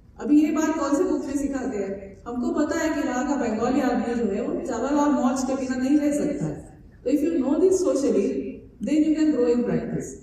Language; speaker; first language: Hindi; non-native, local second language; Marathi